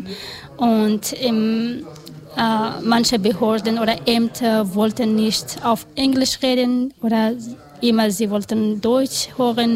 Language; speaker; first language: German; non-native, learner; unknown